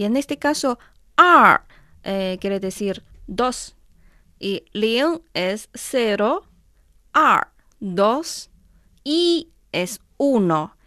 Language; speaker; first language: Spanish; non-native, fluent; Chinese